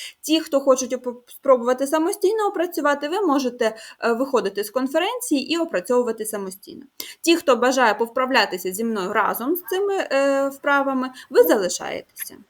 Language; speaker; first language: Ukrainian; native; Ukrainian